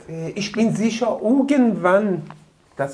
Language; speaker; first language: German; non-native, learner; Persian